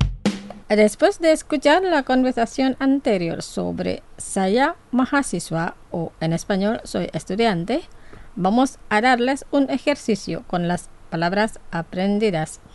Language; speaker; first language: Spanish; non-native, fluent; Indonesian